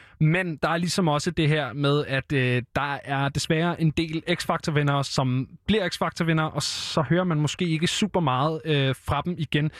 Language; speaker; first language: Danish; native; Danish